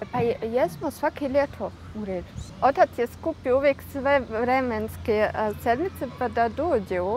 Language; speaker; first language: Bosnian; early bilingual, heritage; Bosnian